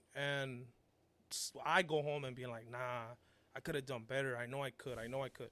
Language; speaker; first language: English; early bilingual, other home language; Spanish